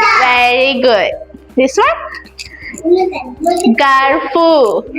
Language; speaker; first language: English; non-native, local second language; Malay